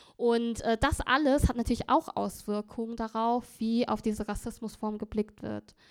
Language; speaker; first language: German; early bilingual, other home language; Vietnamese